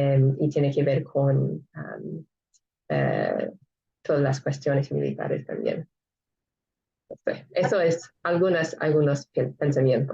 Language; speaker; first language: Spanish; non-native, fluent; English